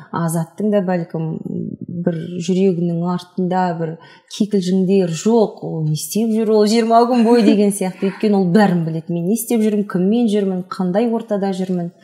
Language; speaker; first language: Kazakh; non-native, local second language; Russian